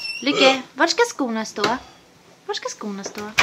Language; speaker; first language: Swedish; native; Swedish